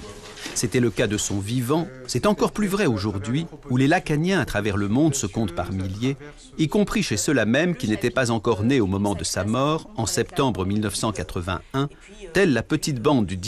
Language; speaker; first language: French; native; French